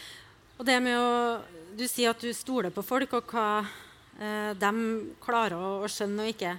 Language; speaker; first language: Norwegian; native; Norwegian